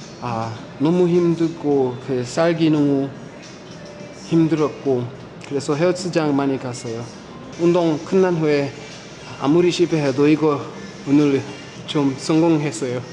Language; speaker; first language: Korean; non-native, fluent; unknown